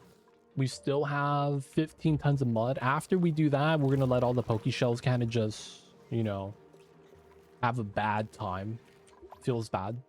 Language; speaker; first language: English; native; English